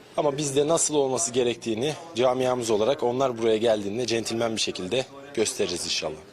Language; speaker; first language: Turkish; native; Turkish